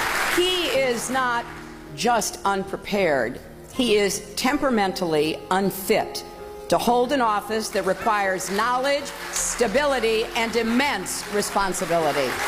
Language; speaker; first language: English; native; English